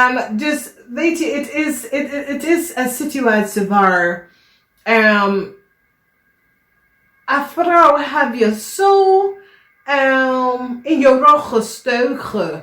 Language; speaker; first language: Dutch; non-native, learner; English